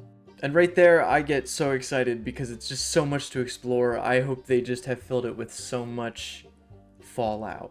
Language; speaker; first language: English; native; English